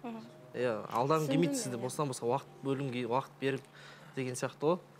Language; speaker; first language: Kazakh; native; Kazakh